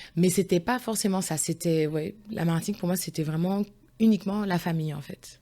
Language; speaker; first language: French; early bilingual, other home language; Guadeloupean Creole French